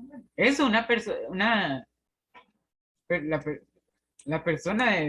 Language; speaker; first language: Spanish; native; Spanish